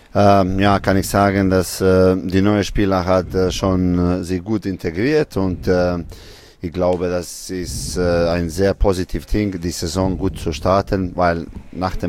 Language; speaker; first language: German; non-native, fluent; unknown